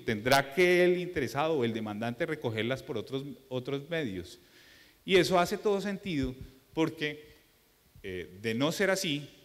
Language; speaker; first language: Spanish; native; Spanish